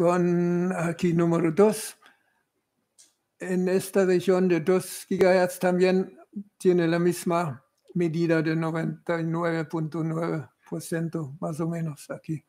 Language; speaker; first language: Spanish; non-native, fluent; German